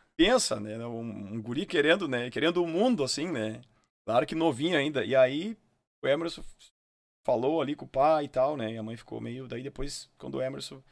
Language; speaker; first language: Portuguese; native; Portuguese